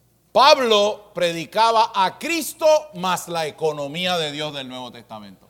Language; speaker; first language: Spanish; native; Spanish